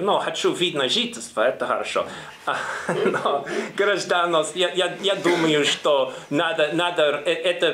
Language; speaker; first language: Russian; non-native, learner; English